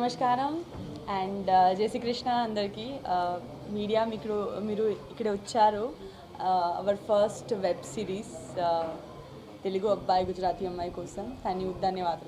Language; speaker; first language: Telugu; non-native, local second language; Gujarati